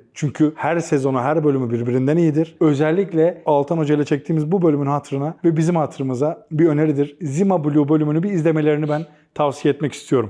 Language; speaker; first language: Turkish; native; Turkish